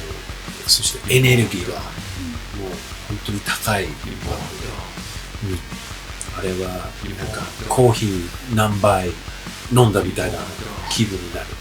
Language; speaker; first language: Japanese; non-native, fluent; English